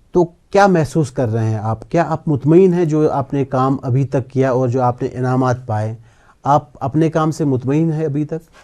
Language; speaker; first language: Urdu; non-native, local second language; Kashmiri